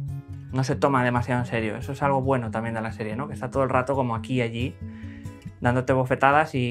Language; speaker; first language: Spanish; native; Spanish